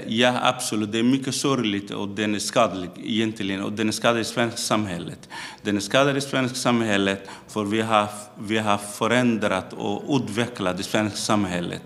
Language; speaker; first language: Swedish; non-native, fluent; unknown